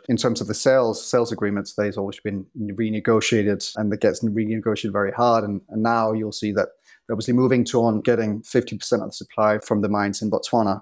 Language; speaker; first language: English; non-native, fluent; Danish